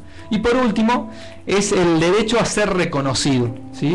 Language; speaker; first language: Spanish; native; Spanish